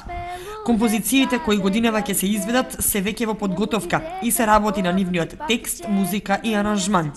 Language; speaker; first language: Macedonian; native; Macedonian